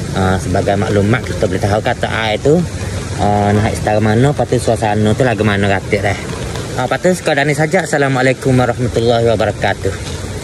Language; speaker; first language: Malay; native; Malay